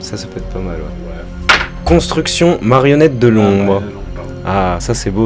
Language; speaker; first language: French; native; French